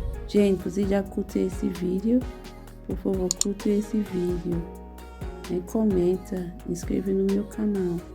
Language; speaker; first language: Portuguese; non-native, learner; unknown